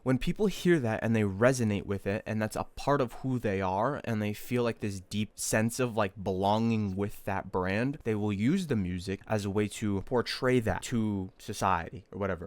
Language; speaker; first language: English; native; English